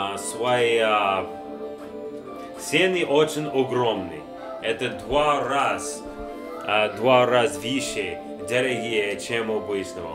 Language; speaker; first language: Russian; non-native, learner; English